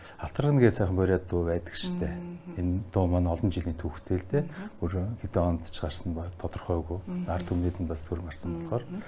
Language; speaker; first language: Mongolian; non-native, local second language; Buriat